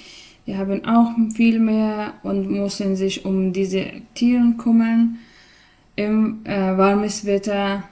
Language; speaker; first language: German; non-native, learner; Persian